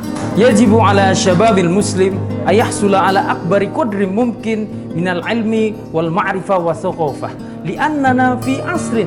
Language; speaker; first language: Arabic; non-native, fluent; Indonesian